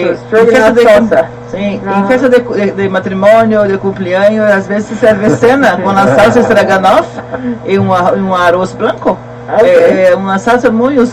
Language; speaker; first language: Portuguese; non-native, learner; Spanish